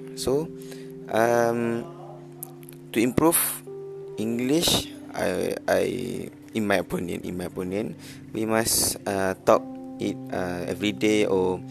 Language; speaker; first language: English; non-native, learner; Malay